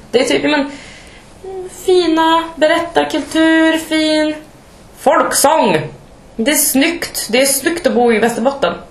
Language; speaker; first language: Swedish; native; Swedish